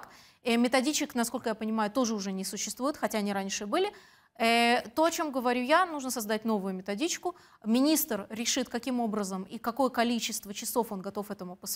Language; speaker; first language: Russian; native; Russian